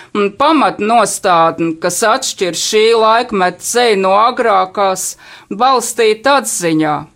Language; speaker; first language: Latvian; native; Latvian